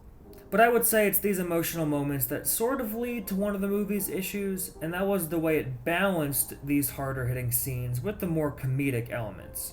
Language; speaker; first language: English; native; English